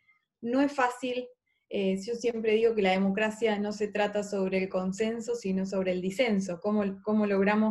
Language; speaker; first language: Spanish; native; Spanish